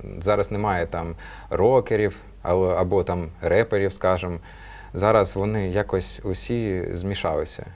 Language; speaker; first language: Ukrainian; non-native, local second language; Russian